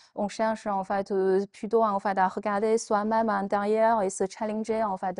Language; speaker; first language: French; non-native, fluent; Chinese